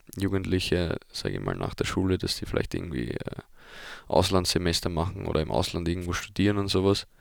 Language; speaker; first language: German; native; German